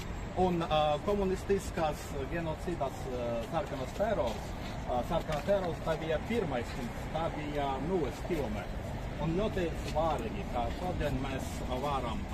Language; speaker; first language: Latvian; non-native, fluent; Russian